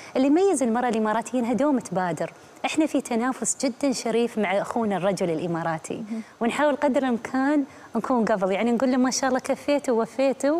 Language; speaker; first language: Arabic; native; Arabic